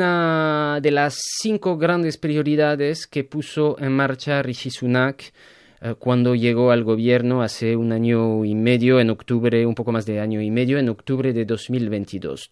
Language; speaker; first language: Spanish; native; Spanish